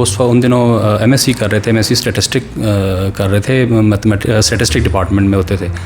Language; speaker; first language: Urdu; non-native, local second language; Pashto